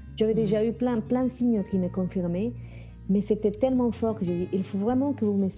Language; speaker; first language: French; non-native, fluent; Spanish